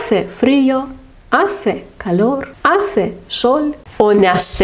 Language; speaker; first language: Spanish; non-native, fluent; Lithuanian